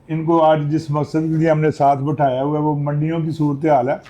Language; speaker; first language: Urdu; non-native, local second language; Punjabi